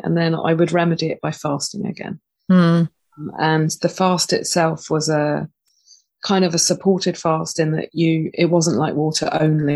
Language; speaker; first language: English; native; English